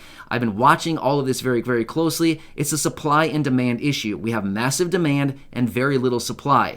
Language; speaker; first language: English; native; English